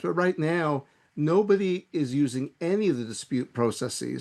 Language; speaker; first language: English; native; English